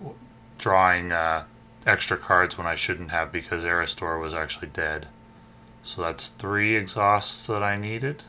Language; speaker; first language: English; native; English